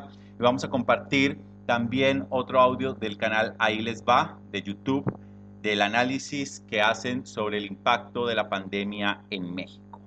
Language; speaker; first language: Spanish; native; Spanish